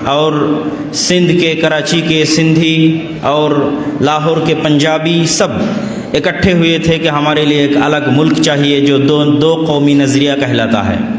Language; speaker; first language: Urdu; non-native, fluent; Bangla